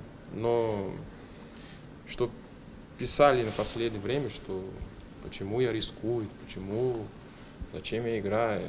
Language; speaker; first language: Russian; non-native, fluent; Portuguese